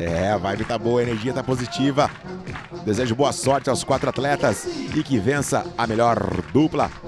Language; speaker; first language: Portuguese; native; Portuguese